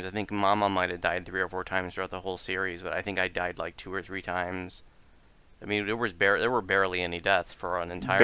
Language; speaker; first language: English; native; English